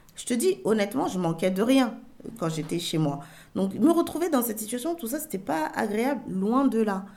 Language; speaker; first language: French; early bilingual, other home language; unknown